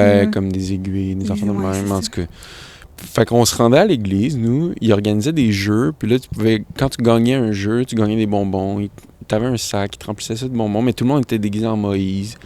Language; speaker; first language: French; native; French